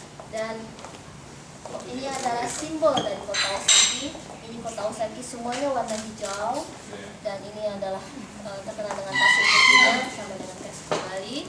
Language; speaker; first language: Indonesian; non-native, fluent; Japanese